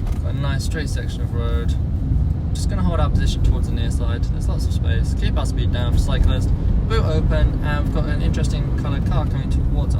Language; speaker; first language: English; native; English